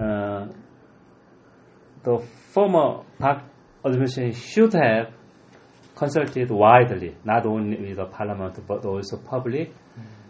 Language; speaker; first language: English; non-native, fluent; Korean